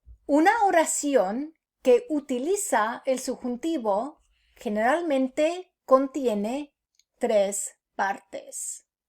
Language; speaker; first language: Spanish; non-native, fluent; English